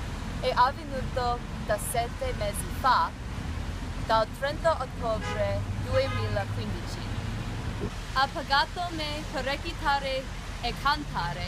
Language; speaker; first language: Italian; non-native, learner; English